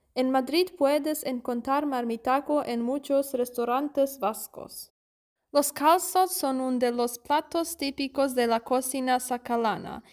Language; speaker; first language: Spanish; non-native, learner; German